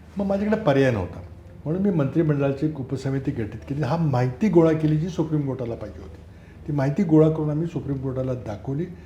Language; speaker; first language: Marathi; native; Marathi